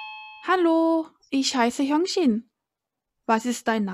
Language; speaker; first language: German; non-native, fluent; Korean